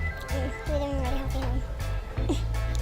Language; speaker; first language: Welsh; non-native, local second language; English